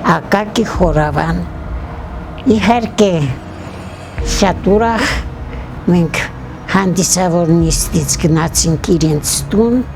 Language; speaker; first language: Armenian; native; Armenian